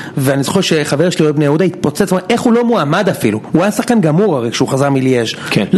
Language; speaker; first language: Hebrew; native; Hebrew